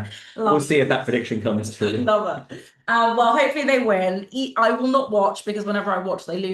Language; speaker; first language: English; native; English